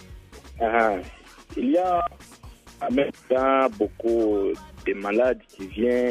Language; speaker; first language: French; non-native, learner; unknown